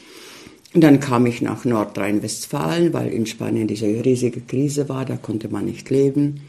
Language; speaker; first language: German; early bilingual, heritage; German